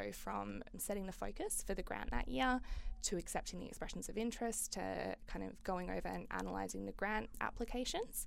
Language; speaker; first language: English; native; English